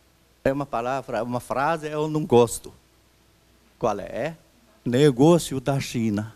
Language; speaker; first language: Portuguese; non-native, fluent; Chinese